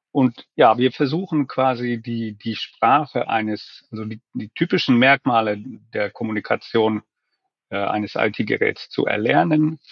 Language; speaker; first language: German; non-native, fluent; Finnish